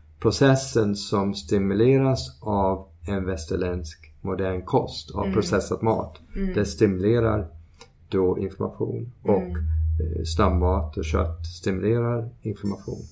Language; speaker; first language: Swedish; early bilingual, heritage; Swedish